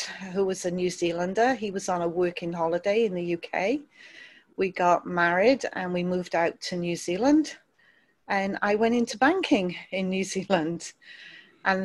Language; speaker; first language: English; native; English